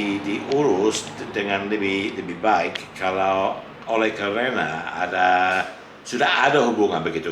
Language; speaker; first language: Indonesian; non-native, fluent; English